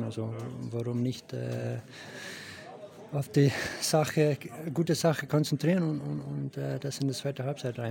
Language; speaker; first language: German; non-native, fluent; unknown